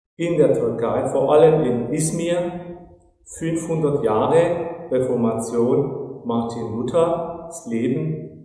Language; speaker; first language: German; non-native, fluent; Turkish